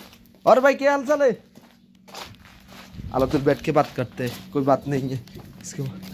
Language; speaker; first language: Hindi; non-native, learner; Bangla